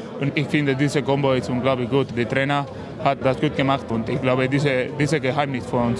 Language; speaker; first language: German; non-native, learner; Spanish